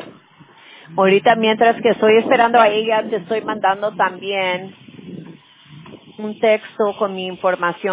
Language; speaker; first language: Spanish; early bilingual, heritage; Spanish